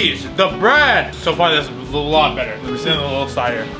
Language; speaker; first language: English; native; English